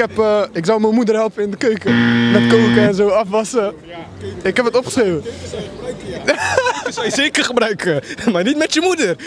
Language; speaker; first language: Dutch; native; Dutch